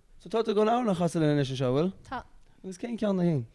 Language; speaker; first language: Irish; native; Irish